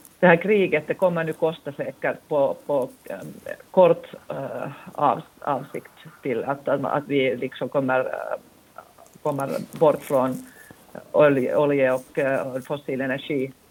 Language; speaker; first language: Swedish; non-native, local second language; Finnish